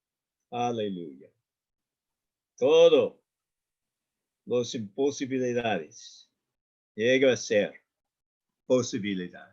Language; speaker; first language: Spanish; non-native, learner; English